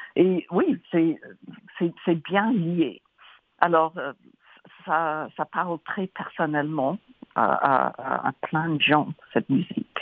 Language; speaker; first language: French; non-native, fluent; English